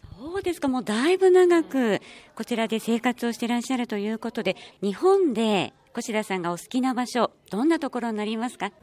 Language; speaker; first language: Japanese; native; Japanese